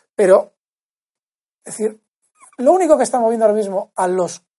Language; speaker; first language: Spanish; native; Spanish